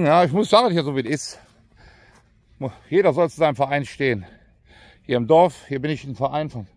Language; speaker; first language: German; native; German